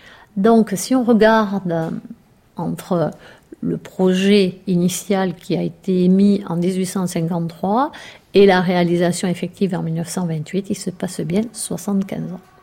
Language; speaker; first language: French; native; French